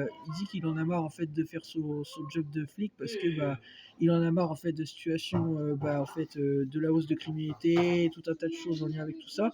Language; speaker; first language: French; native; French